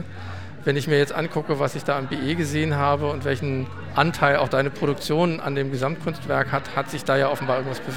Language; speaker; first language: German; native; German